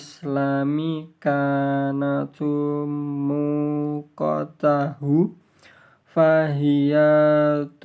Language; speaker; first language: Arabic; non-native, learner; Indonesian